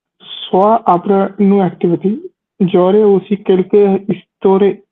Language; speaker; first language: French; non-native, learner; Hindi